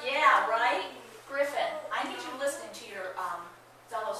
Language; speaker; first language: English; native; English